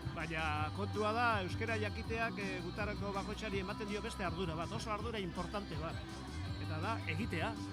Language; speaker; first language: Basque; native; Basque